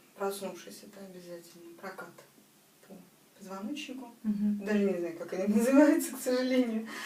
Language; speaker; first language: Russian; native; Russian